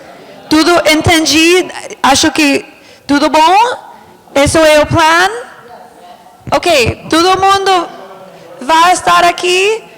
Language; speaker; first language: Portuguese; non-native, learner; English